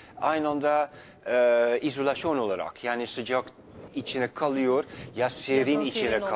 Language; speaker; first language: Turkish; non-native, fluent; Dutch